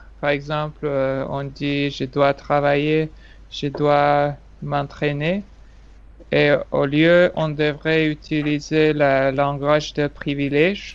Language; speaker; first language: French; non-native, learner; English